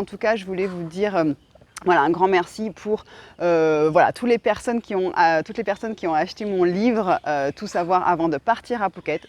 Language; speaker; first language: French; native; French